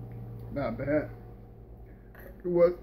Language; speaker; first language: English; native; English